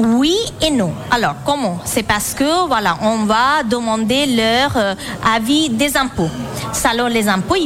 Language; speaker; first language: French; non-native, fluent; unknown